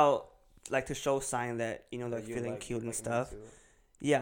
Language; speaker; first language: English; non-native, local second language; Cantonese